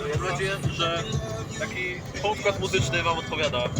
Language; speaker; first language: Polish; native; Polish